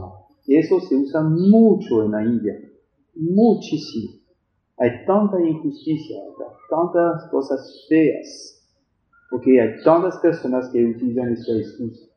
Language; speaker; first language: Spanish; non-native, fluent; French